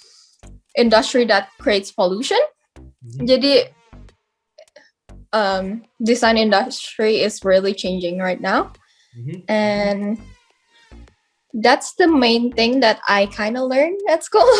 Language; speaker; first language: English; non-native, fluent; Indonesian